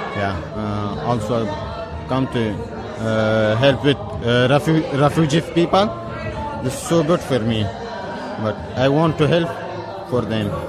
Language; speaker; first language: English; non-native, learner; Persian